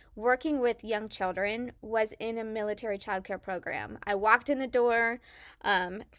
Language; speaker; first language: English; native; English